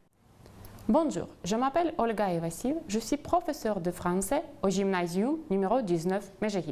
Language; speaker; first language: French; non-native, fluent; Ukrainian